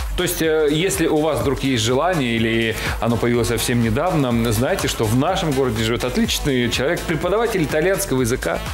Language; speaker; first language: Russian; native; Russian